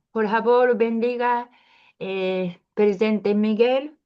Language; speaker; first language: Spanish; non-native, learner; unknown